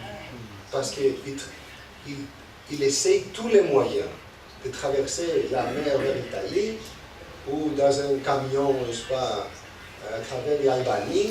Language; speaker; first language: French; non-native, fluent; Greek